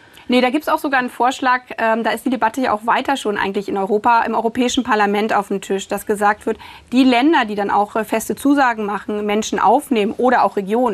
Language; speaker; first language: German; native; German